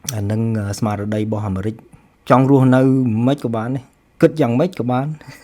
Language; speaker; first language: Khmer; early bilingual, heritage; Khmer